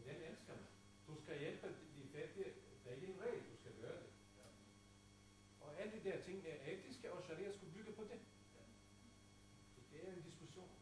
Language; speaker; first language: Danish; non-native, fluent; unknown